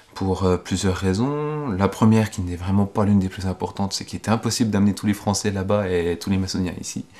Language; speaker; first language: French; native; French